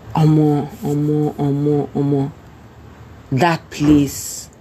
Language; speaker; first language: English; non-native, local second language; Yoruba